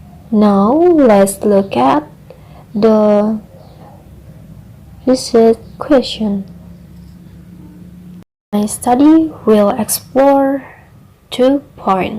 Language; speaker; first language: English; non-native, learner; Indonesian